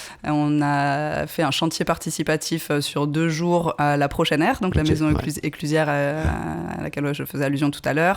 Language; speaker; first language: French; native; French